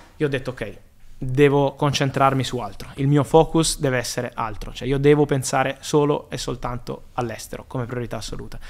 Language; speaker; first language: Italian; native; Italian